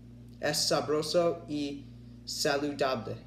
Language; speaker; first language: Spanish; non-native, learner; English